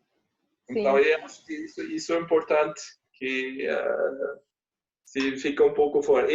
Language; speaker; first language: Portuguese; non-native, fluent; German